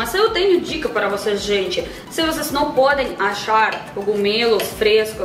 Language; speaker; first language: Portuguese; non-native, fluent; Russian